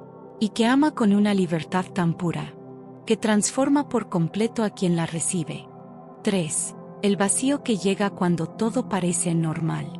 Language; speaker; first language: Spanish; native; Spanish